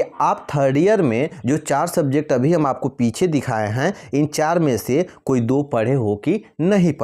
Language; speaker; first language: Hindi; native; Hindi